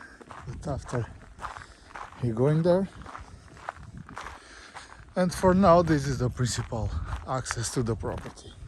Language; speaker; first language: English; non-native, learner; Portuguese